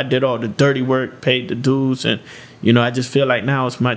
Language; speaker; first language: English; native; English